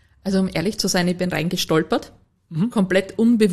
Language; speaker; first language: German; native; German